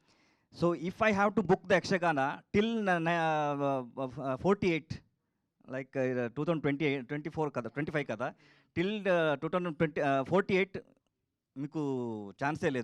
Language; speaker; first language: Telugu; non-native, learner; Kannada